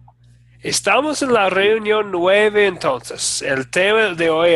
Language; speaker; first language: Spanish; non-native, fluent; English